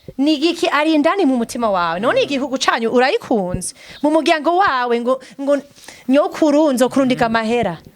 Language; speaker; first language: Rundi; non-native, fluent; English